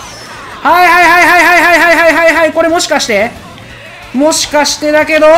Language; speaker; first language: Japanese; native; Japanese